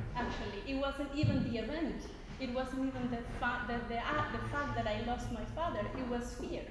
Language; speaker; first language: English; non-native, fluent; Spanish